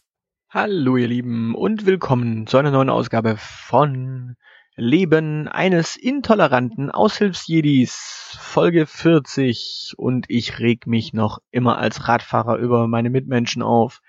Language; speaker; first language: German; native; German